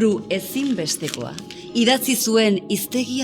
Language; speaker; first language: Basque; native; Basque